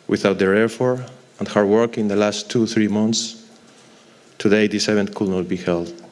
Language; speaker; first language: English; non-native, fluent; Galician